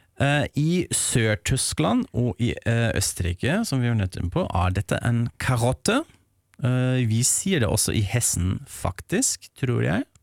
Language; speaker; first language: Norwegian; non-native, fluent; German